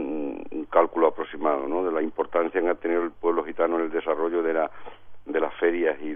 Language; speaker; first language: Spanish; native; Spanish